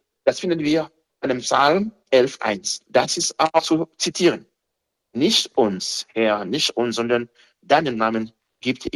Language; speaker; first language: German; non-native, fluent; Haitian Creole